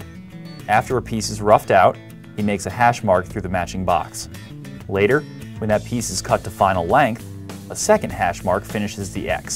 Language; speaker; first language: English; native; English